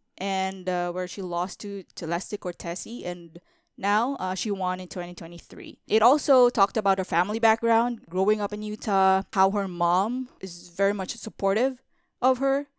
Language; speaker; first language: English; non-native, local second language; Filipino